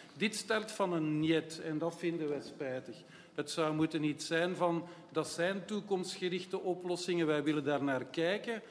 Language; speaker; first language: Dutch; native; Dutch